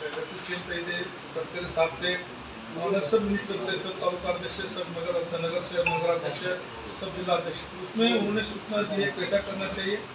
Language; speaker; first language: Hindi; non-native, local second language; Marathi